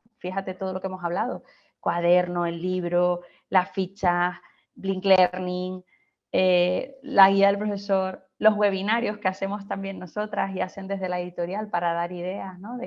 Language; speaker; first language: Spanish; native; Spanish